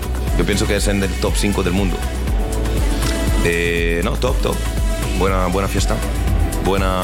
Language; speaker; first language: Spanish; non-native, learner; French